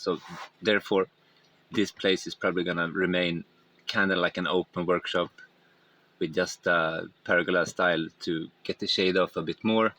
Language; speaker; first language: English; non-native, fluent; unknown